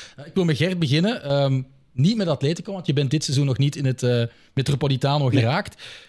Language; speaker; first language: Dutch; native; Dutch